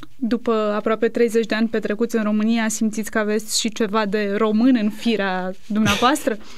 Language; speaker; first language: Romanian; native; Romanian